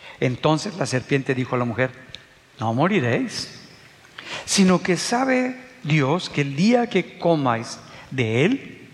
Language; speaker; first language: Spanish; native; Spanish